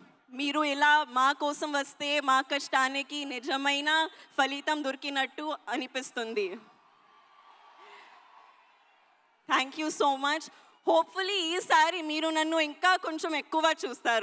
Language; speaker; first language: Telugu; non-native, learner; Hindi